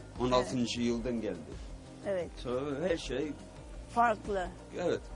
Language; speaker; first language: Turkish; early bilingual, heritage; Turkish